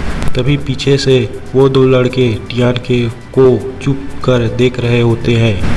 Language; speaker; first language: Hindi; native; Hindi